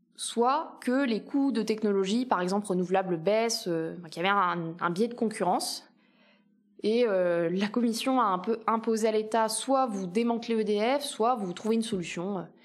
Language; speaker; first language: French; native; French